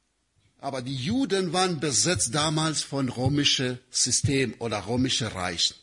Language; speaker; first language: German; non-native, learner; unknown